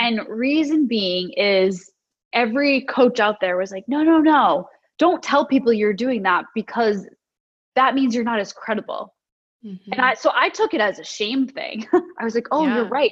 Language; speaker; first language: English; native; English